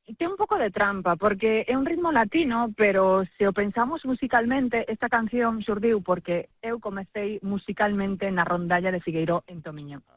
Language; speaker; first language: Galician; non-native, local second language; Spanish